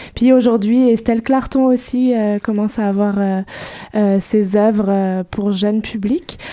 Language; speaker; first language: French; native; French